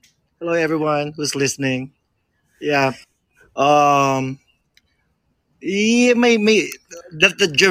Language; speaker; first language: English; non-native, local second language; Filipino